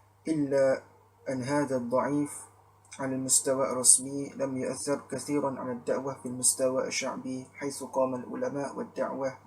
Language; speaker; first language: Arabic; non-native, learner; Malay